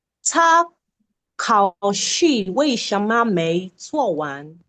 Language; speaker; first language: Chinese; non-native, learner; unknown